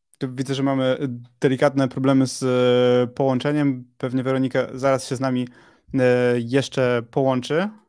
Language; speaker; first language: Polish; native; Polish